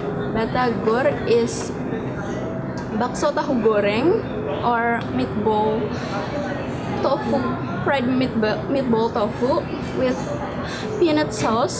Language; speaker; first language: English; non-native, learner; Indonesian